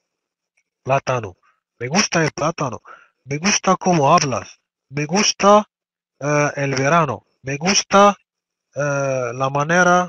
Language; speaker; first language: Spanish; non-native, fluent; Arabic